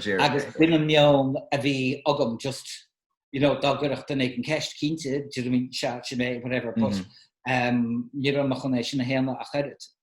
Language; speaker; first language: Irish; native; Irish